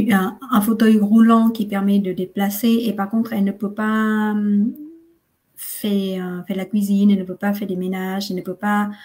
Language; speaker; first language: French; non-native, fluent; Vietnamese